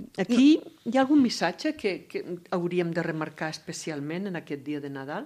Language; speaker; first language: Catalan; native; Catalan